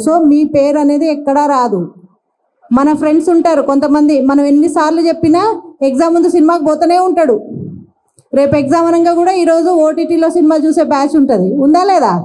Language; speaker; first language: Telugu; native; Telugu